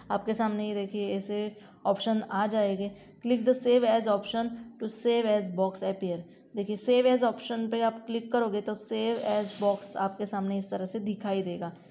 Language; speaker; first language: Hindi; non-native, local second language; Gujarati